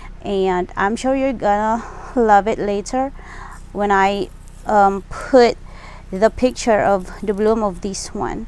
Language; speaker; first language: English; non-native, local second language; Filipino